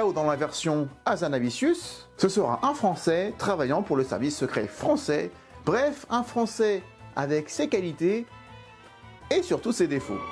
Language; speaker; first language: French; native; French